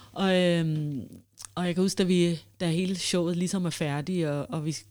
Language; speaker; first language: Danish; early bilingual, other home language; Swahili